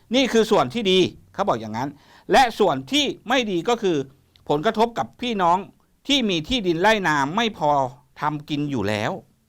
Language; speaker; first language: Thai; native; Thai